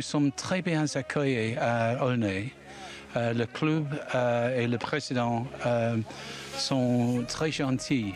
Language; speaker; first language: French; non-native, learner; English